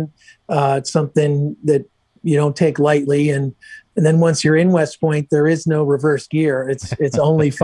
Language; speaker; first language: English; native; English